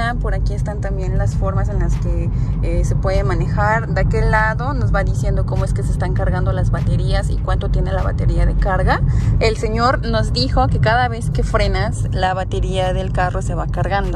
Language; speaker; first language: Spanish; native; Spanish